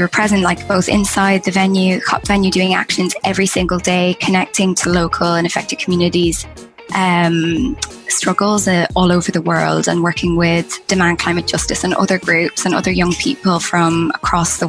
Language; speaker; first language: English; native; English